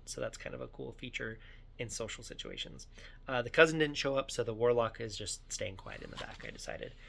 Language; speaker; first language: English; native; English